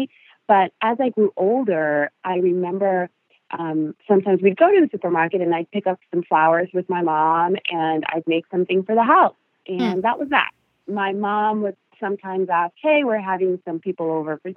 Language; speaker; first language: English; non-native, fluent; Spanish